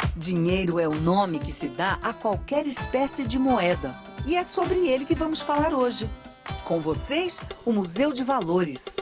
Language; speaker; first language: Portuguese; native; Portuguese